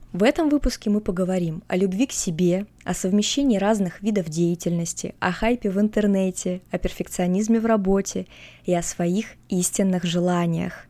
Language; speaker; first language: Russian; native; Russian